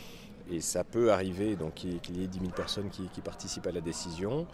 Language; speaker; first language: French; native; French